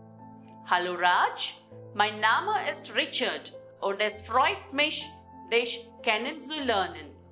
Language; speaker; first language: German; non-native, learner; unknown